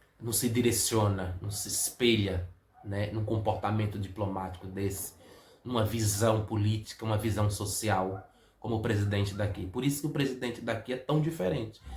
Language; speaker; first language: Portuguese; native; Portuguese